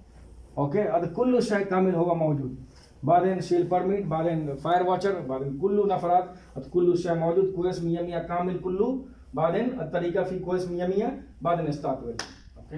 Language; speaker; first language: Arabic; non-native, learner; Hindi